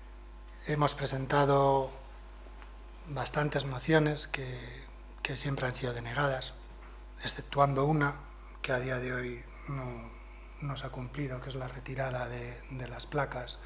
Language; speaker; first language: Spanish; non-native, local second language; Basque